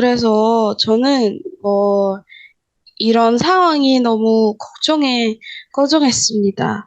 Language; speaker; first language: Korean; non-native, learner; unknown